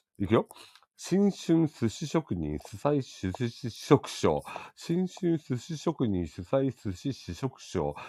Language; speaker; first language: Japanese; native; Japanese